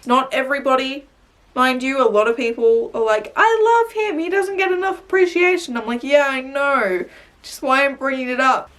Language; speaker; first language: English; native; English